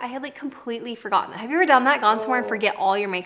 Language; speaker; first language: English; native; English